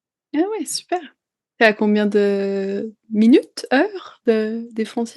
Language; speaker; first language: French; native; French